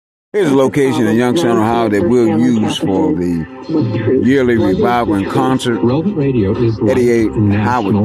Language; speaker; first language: English; native; English